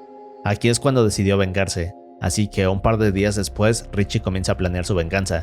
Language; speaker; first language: Spanish; native; Spanish